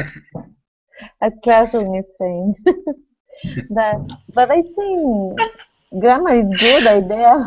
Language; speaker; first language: English; non-native, learner; Spanish